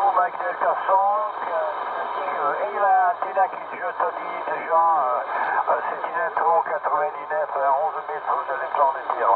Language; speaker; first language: French; non-native, learner; Italian